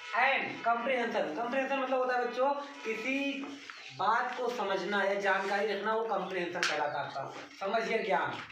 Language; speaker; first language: Hindi; native; Hindi